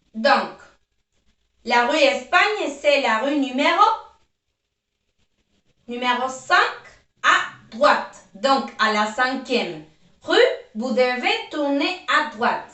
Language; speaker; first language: French; non-native, fluent; Spanish